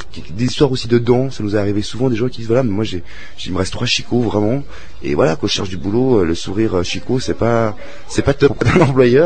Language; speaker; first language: French; native; French